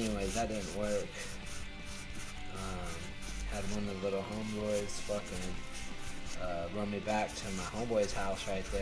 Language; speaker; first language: English; native; English